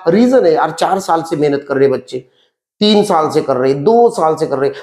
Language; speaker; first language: Hindi; non-native, local second language; Marathi